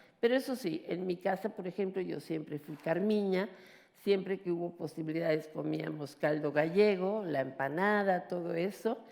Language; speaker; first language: Spanish; native; Spanish